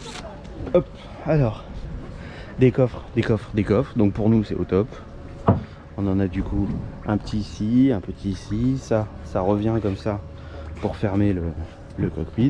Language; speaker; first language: French; native; French